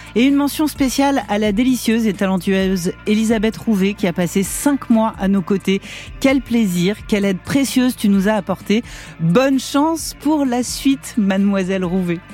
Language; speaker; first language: French; native; French